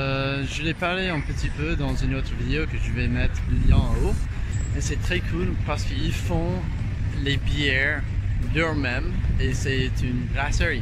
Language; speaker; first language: French; non-native, fluent; English